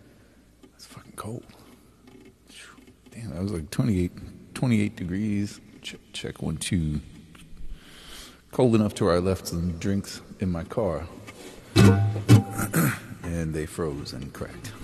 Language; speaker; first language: English; native; English